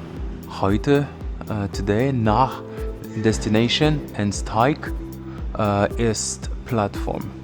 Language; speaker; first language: German; non-native, learner; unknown